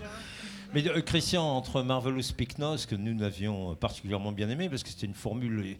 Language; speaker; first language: French; native; French